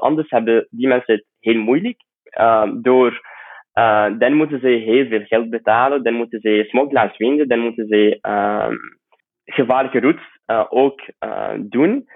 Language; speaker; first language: Dutch; non-native, fluent; Arabic